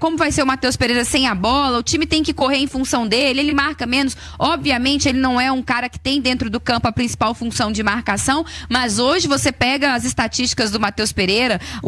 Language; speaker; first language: Portuguese; native; Portuguese